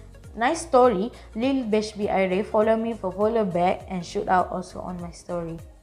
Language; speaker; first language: English; non-native, local second language; Malay